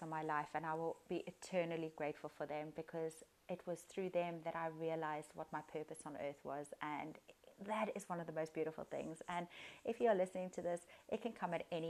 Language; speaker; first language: English; native; English